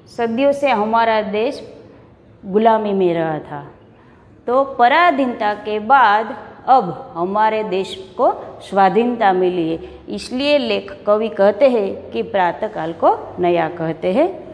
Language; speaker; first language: Hindi; non-native, local second language; Gujarati